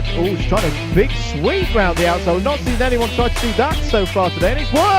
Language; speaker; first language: English; native; English